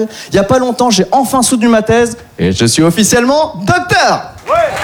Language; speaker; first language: French; native; French